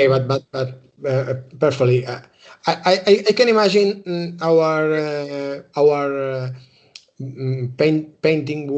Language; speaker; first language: English; non-native, learner; Spanish